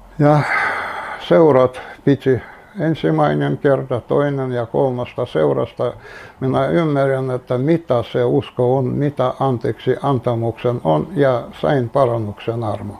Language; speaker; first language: Finnish; non-native, learner; Russian